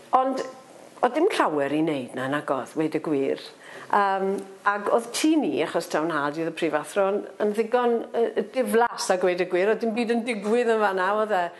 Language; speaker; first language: Welsh; non-native, local second language; English